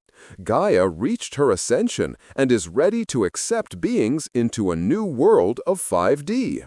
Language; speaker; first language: English; non-native, fluent; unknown